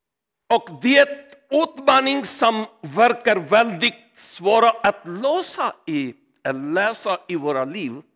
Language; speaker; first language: Swedish; non-native, learner; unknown